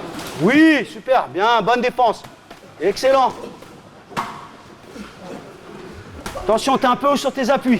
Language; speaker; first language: French; native; French